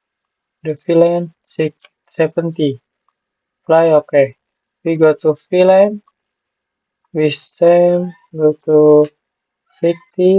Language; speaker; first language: English; non-native, learner; Indonesian